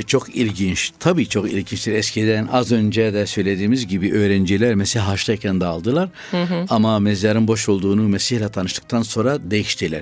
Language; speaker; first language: Turkish; non-native, fluent; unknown